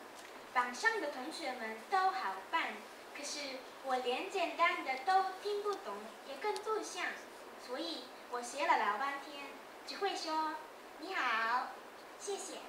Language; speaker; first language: Chinese; non-native, fluent; Japanese